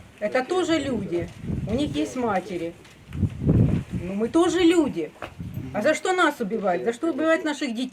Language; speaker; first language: Russian; native; Russian